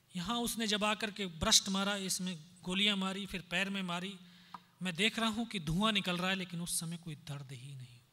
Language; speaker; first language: Hindi; native; Hindi